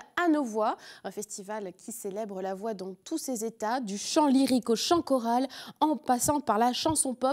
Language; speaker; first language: French; native; French